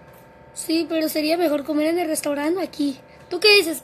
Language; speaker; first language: Spanish; native; Spanish